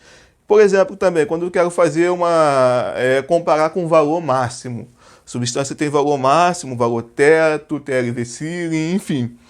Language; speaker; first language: Portuguese; native; Portuguese